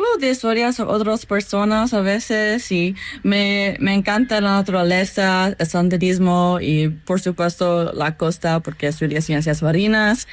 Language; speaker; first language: Spanish; non-native, learner; English